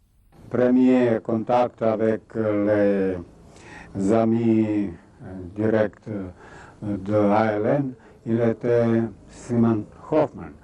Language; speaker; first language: French; non-native, fluent; Serbian